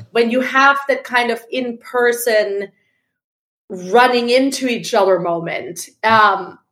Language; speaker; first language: English; non-native, fluent; German